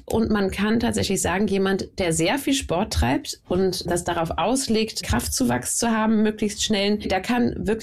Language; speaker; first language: German; native; German